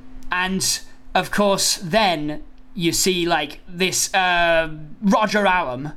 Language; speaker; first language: English; native; English